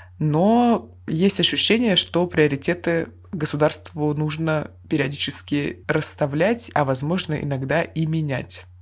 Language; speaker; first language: Russian; native; Russian